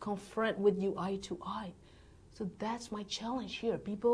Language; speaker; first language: English; non-native, learner; Burmese